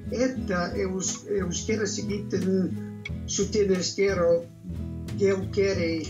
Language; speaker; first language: Basque; non-native, fluent; English